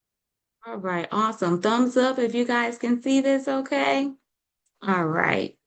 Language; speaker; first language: English; native; English